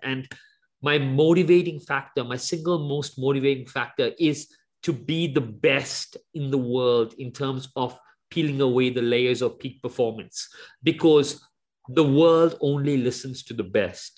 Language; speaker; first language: English; native; English